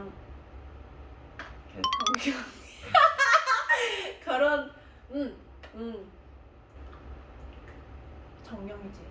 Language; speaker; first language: Korean; non-native, fluent; Vietnamese